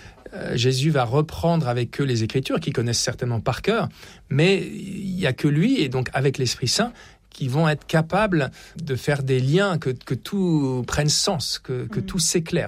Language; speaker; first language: French; native; French